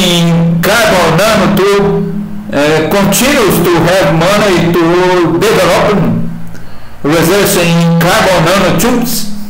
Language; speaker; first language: English; non-native, learner; Portuguese